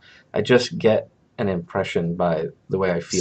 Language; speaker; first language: English; native; English